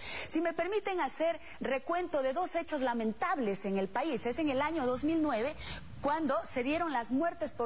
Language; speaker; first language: Spanish; native; Spanish